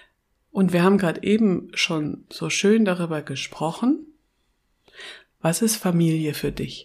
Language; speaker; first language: German; native; German